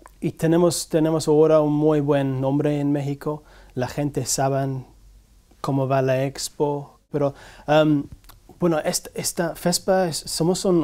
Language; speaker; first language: Spanish; non-native, learner; English